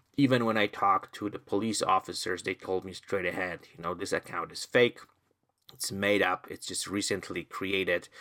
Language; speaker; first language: English; non-native, fluent; Polish